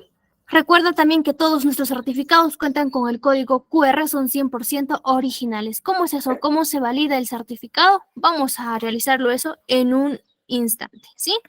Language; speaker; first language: Spanish; native; Spanish